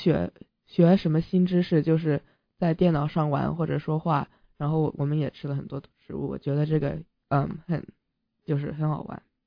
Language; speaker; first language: Chinese; early bilingual, heritage; English